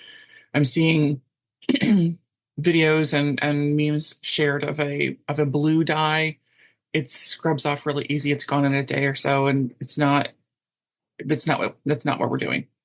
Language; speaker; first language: English; native; English